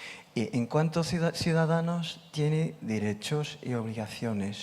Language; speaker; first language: Spanish; non-native, learner; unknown